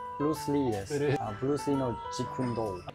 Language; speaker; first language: Japanese; non-native, learner; Chinese